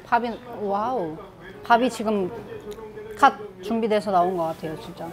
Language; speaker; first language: Korean; non-native, fluent; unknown